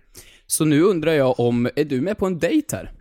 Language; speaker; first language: Swedish; native; Swedish